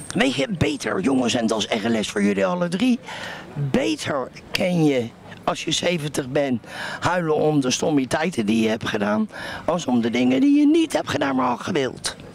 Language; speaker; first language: Dutch; native; Dutch